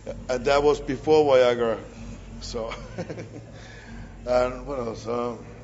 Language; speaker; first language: English; non-native, fluent; Finnish